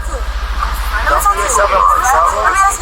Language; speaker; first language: English; native; English